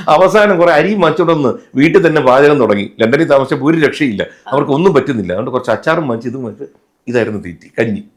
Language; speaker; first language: Malayalam; native; Malayalam